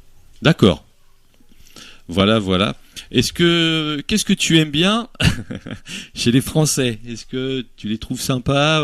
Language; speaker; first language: French; native; French